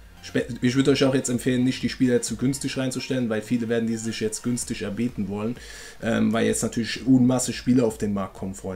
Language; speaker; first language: German; native; German